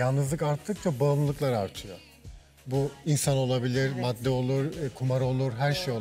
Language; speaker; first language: Turkish; native; Turkish